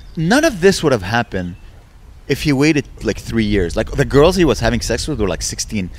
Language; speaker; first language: English; native; English